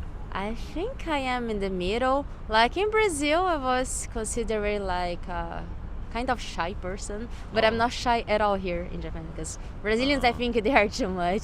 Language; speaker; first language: English; non-native, fluent; Portuguese